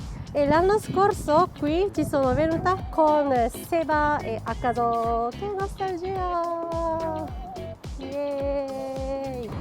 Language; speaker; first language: Italian; non-native, fluent; Japanese